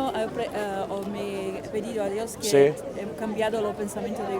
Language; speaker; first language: Spanish; non-native, learner; Portuguese